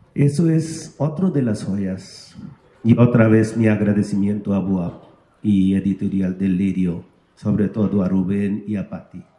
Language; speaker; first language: Spanish; non-native, fluent; Bangla